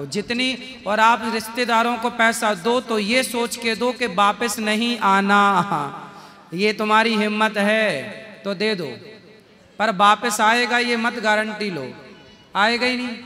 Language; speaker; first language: Hindi; native; Hindi